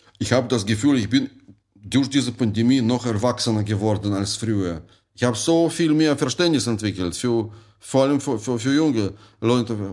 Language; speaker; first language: German; non-native, fluent; Russian